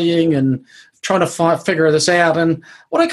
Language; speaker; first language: English; native; English